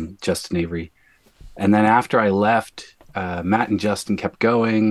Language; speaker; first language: English; native; English